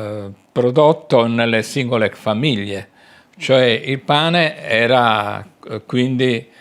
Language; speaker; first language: Italian; native; Italian